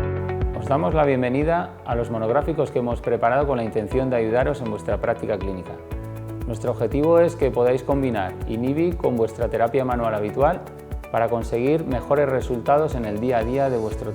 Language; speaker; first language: Spanish; native; Spanish